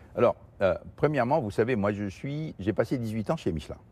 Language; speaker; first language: French; non-native, local second language; Portuguese